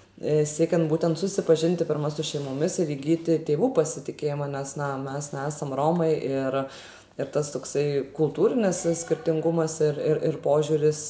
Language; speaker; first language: Lithuanian; native; Lithuanian